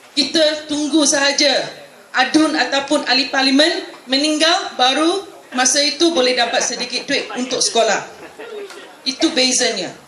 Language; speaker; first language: Malay; non-native, local second language; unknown